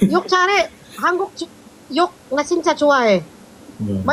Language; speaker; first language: Korean; non-native, learner; Filipino